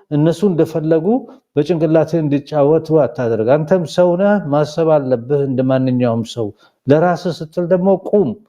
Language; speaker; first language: Amharic; non-native, local second language; Somali